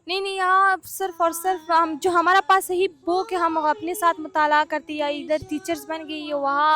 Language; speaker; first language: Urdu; non-native, learner; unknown